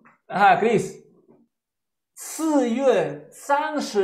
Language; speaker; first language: Chinese; non-native, fluent; Spanish